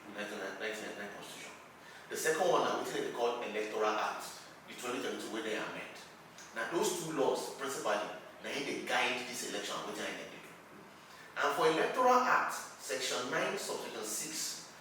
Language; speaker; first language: Nigerian Pidgin; non-native, local second language; Yoruba